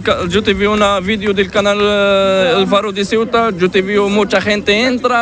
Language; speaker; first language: Spanish; non-native, learner; Arabic